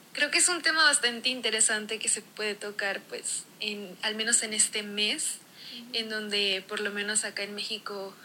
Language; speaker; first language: Spanish; native; Spanish